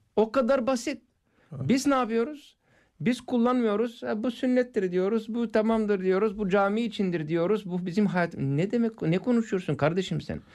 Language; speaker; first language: Turkish; non-native, fluent; English